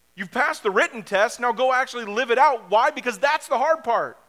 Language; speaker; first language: English; native; English